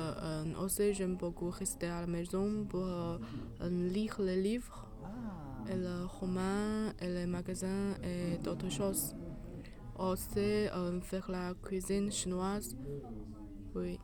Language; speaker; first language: French; non-native, learner; Chinese